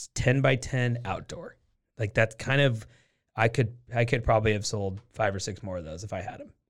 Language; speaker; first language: English; native; English